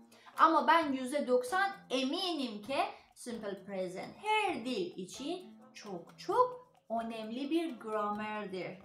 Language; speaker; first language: Turkish; non-native, learner; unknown